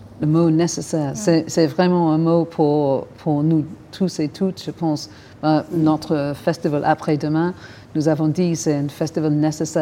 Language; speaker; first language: French; non-native, fluent; English